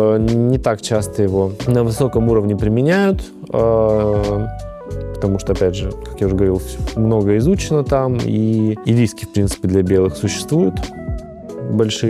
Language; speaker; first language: Russian; native; Russian